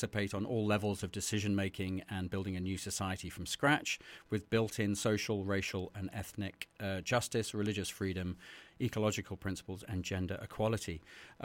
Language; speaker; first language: English; native; English